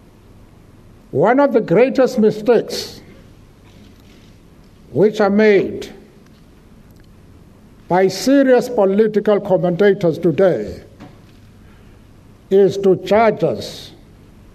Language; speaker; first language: English; non-native, local second language; Xhosa